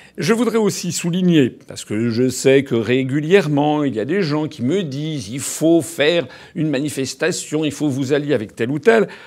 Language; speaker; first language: French; native; French